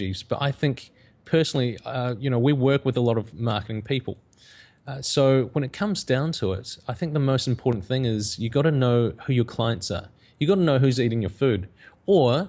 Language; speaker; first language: English; native; English